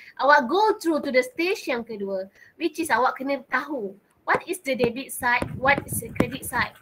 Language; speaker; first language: English; non-native, local second language; Malay